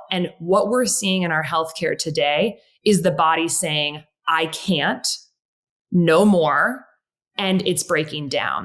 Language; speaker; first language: English; native; English